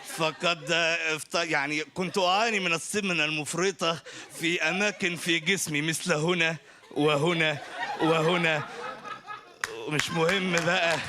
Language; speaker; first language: Arabic; native; Arabic